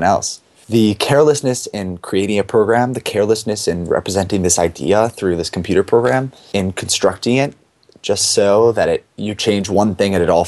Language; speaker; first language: English; native; English